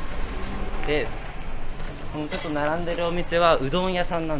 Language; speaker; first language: Japanese; native; Japanese